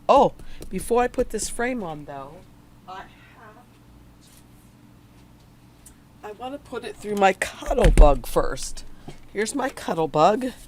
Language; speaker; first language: English; native; English